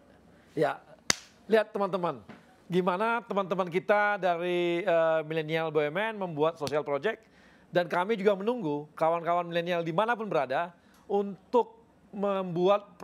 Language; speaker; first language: Indonesian; native; Indonesian